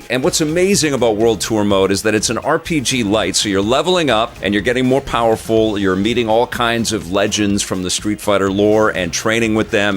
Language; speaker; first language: English; native; English